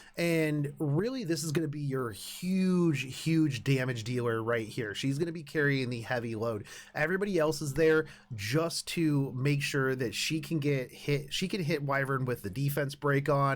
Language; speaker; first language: English; native; English